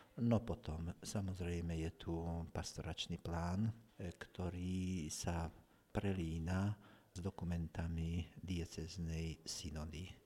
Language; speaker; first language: Slovak; native; Slovak